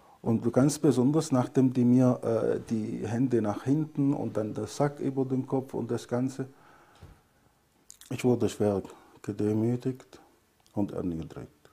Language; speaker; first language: German; non-native, fluent; Arabic